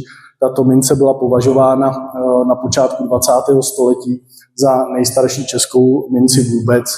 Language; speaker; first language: Czech; native; Czech